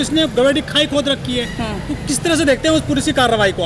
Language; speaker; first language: Hindi; native; Hindi